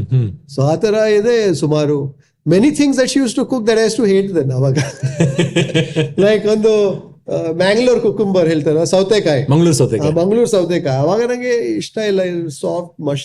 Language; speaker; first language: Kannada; non-native, local second language; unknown